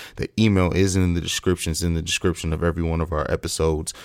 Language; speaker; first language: English; native; English